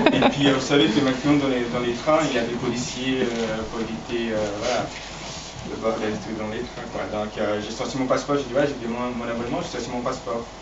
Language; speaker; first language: French; non-native, fluent; Portuguese